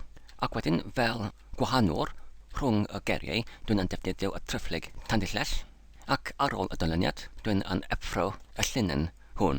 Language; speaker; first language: Welsh; non-native, learner; English